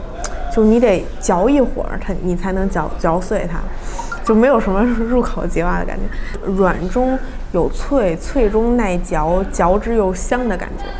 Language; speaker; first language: Chinese; native; Chinese